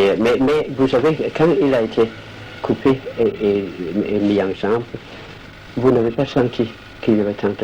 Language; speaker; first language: French; non-native, fluent; Danish